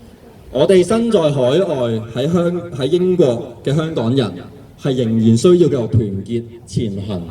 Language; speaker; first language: Cantonese; native; Cantonese